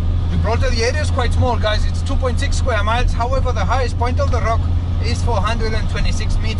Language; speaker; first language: English; non-native, local second language; Spanish